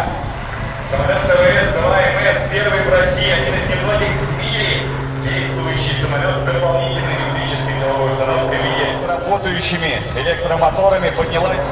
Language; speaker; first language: Russian; native; Russian